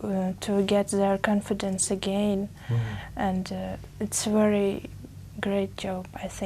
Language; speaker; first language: English; non-native, learner; Uzbek